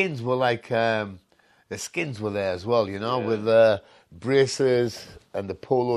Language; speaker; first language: English; non-native, local second language; Punjabi